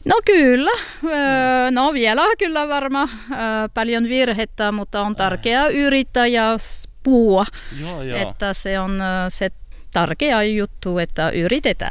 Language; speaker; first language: Finnish; non-native, learner; French